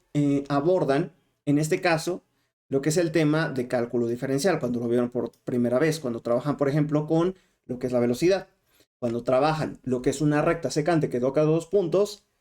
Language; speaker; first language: Spanish; native; Spanish